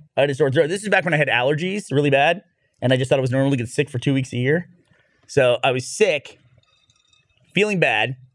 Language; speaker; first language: English; native; English